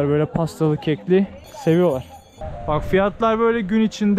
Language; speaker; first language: Turkish; native; Turkish